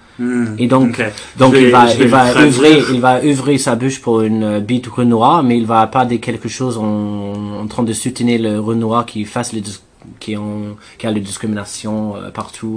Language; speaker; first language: French; non-native, learner; English